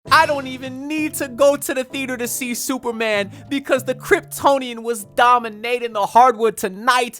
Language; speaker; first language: English; native; English